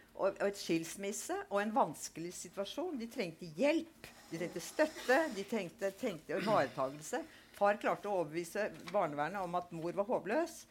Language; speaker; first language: Norwegian; native; Norwegian